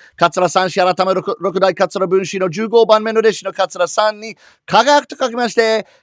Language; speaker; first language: Japanese; non-native, fluent; English